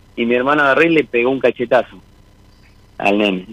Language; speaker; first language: Spanish; native; Spanish